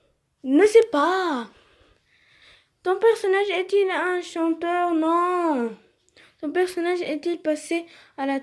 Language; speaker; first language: French; non-native, learner; Arabic